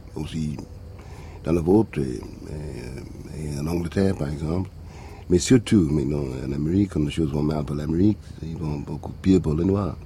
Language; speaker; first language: French; non-native, fluent; English